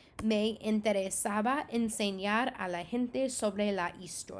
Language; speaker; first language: Spanish; non-native, fluent; English